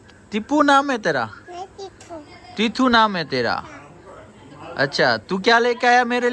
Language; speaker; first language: Hindi; non-native, local second language; Gujarati